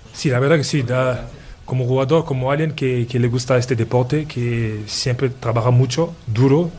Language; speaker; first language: Spanish; non-native, fluent; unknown